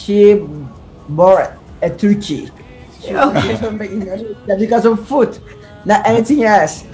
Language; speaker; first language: English; non-native, learner; Turkish